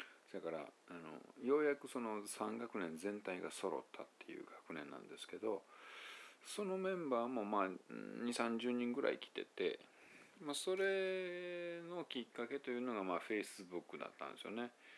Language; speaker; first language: Japanese; native; Japanese